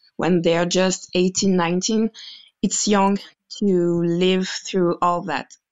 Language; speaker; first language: English; non-native, fluent; French